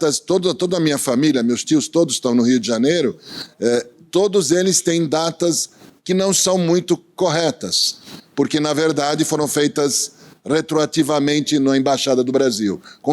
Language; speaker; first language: Portuguese; early bilingual, other home language; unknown